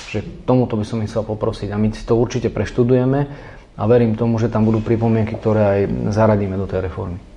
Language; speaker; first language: Slovak; native; Slovak